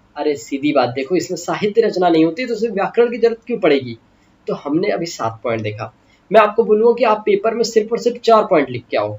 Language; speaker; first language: Hindi; native; Hindi